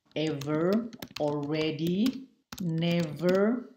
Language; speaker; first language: English; non-native, fluent; Indonesian